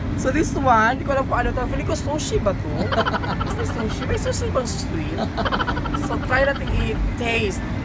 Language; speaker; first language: Filipino; non-native, local second language; Cebuano